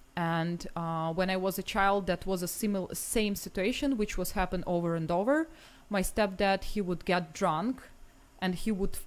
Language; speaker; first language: English; non-native, fluent; Russian